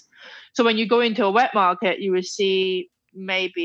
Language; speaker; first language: English; non-native, local second language; Cantonese